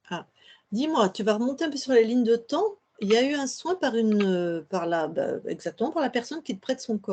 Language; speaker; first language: French; native; French